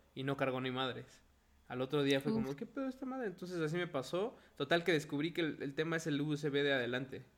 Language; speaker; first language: Spanish; native; Spanish